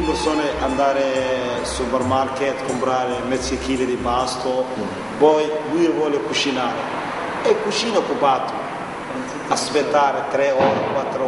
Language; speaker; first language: Italian; non-native, learner; Somali